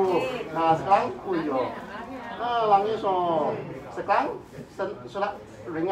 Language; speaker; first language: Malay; non-native, local second language; Cantonese